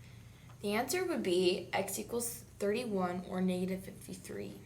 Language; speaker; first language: English; native; English